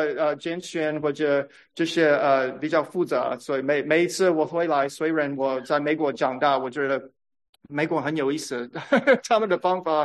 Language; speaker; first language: Chinese; non-native, fluent; English